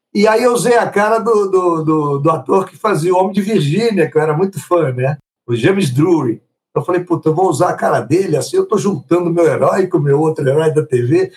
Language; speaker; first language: Portuguese; early bilingual, other home language; Italian